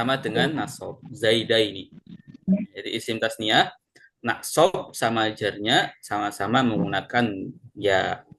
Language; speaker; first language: Indonesian; native; Indonesian